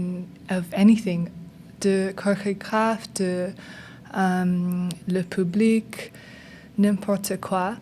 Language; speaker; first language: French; non-native, learner; English